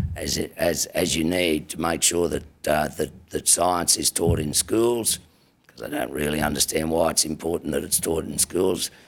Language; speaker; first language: English; native; English